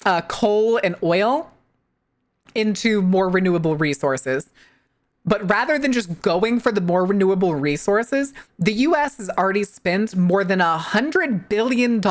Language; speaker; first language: English; native; English